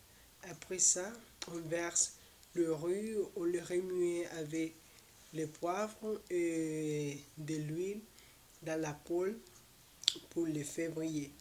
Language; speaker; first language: French; non-native, learner; Spanish